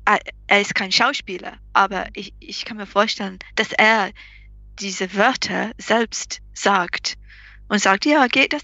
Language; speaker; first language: German; non-native, fluent; English